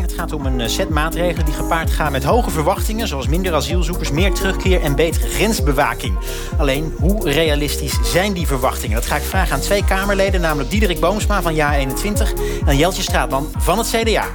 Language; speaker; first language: Dutch; native; Dutch